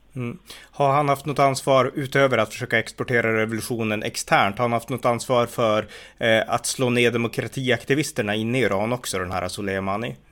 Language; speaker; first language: Swedish; native; Swedish